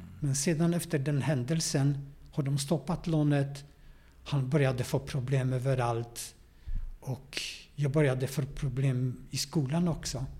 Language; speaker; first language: Swedish; non-native, fluent; Polish